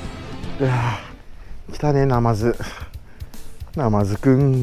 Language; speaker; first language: Japanese; native; Japanese